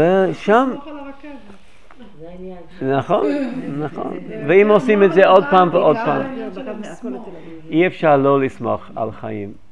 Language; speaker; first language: Hebrew; non-native, fluent; English